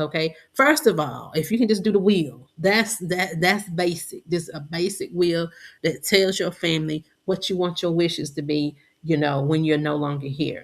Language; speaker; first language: English; native; English